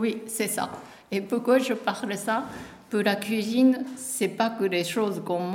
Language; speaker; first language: French; non-native, learner; Japanese